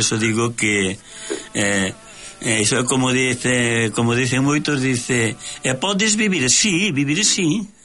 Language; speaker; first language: Galician; native; Galician